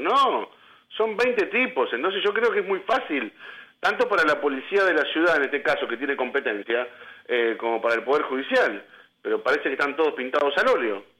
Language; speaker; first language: Spanish; native; Spanish